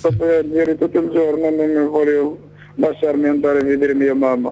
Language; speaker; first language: Italian; non-native, learner; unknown